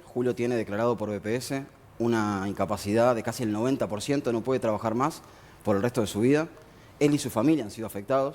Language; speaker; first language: Spanish; native; Spanish